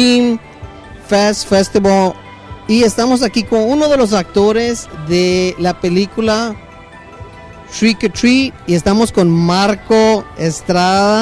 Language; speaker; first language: Spanish; native; Spanish